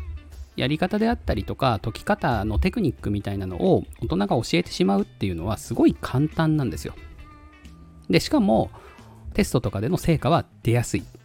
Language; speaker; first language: Japanese; native; Japanese